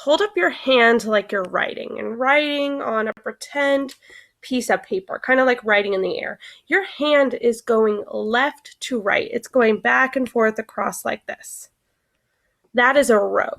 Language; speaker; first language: English; native; English